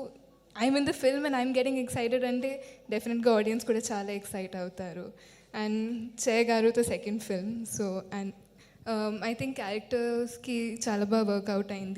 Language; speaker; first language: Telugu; non-native, fluent; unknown